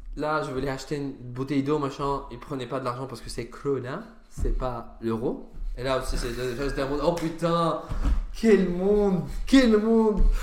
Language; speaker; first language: French; non-native, fluent; Arabic